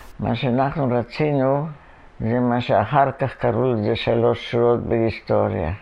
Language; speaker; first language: Hebrew; non-native, fluent; Polish